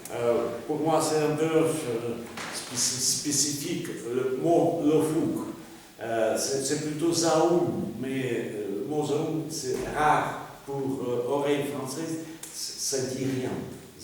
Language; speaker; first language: French; non-native, fluent; Russian